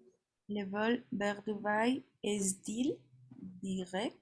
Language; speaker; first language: French; non-native, learner; Spanish